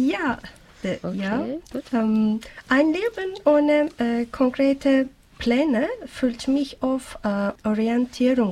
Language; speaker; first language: German; non-native, learner; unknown